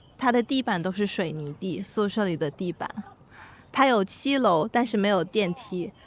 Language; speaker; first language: Chinese; native; Chinese